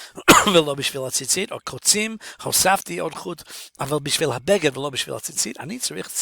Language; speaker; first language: Hebrew; non-native, fluent; English